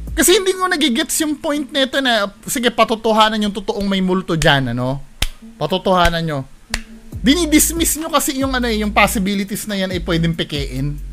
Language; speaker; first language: Filipino; native; Filipino